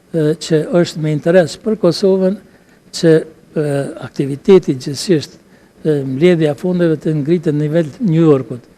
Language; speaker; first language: Albanian; native; Albanian